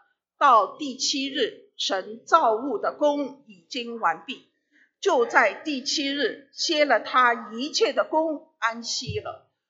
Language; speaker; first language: Chinese; native; Chinese